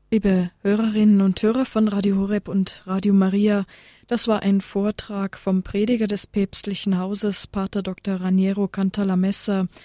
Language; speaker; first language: German; native; German